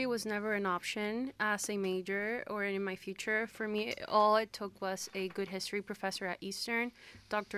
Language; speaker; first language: English; non-native, fluent; Spanish